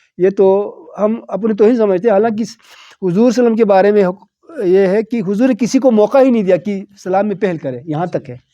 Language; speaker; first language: Urdu; non-native, local second language; Balti